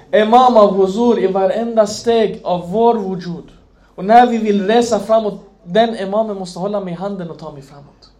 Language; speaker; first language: Swedish; non-native, fluent; Arabic